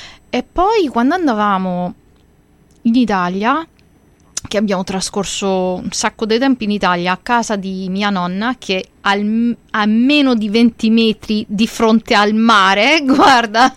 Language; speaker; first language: Italian; early bilingual, heritage; Italian